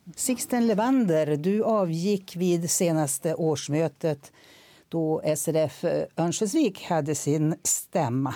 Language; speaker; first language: Swedish; native; Swedish